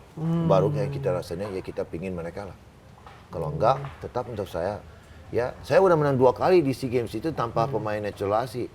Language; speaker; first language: Indonesian; non-native, fluent; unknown